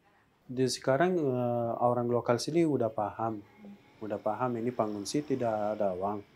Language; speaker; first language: Indonesian; non-native, learner; Persian